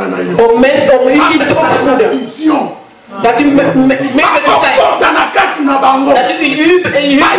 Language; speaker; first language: Dutch; non-native, learner; Lingala